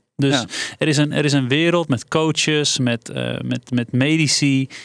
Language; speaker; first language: Dutch; native; Dutch